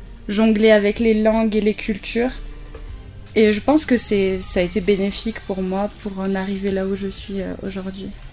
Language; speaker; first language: French; native; French